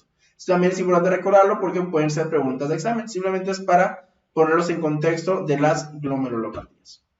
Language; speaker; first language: Spanish; native; Spanish